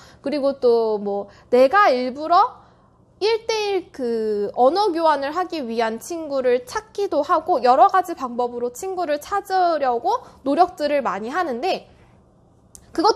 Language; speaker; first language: Korean; native; Korean